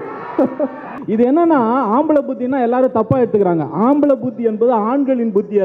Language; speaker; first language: Tamil; native; Tamil